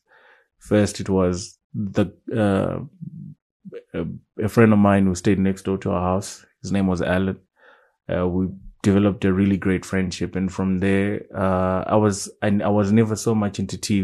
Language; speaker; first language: English; non-native, local second language; Shona